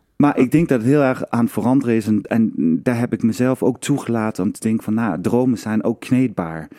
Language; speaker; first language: Dutch; non-native, fluent; Danish